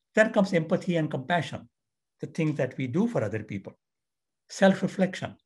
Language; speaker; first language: English; non-native, local second language; Marathi